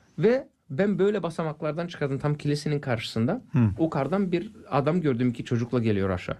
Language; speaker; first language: Turkish; non-native, fluent; English